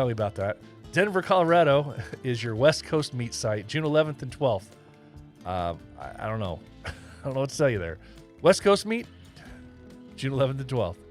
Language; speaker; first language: English; native; English